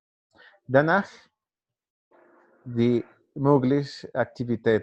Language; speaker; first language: German; non-native, learner; Spanish